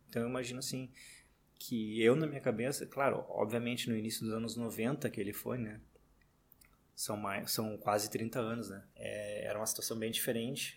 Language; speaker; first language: Portuguese; native; Portuguese